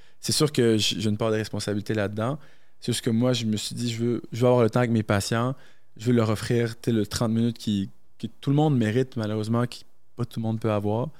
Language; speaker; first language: French; early bilingual, other home language; Arabic